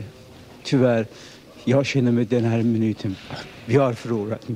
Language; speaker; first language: Swedish; non-native, learner; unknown